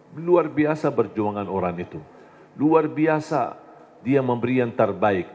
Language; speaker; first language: Indonesian; non-native, fluent; Arabic